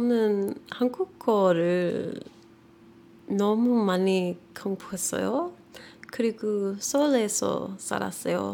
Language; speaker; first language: Korean; non-native, learner; English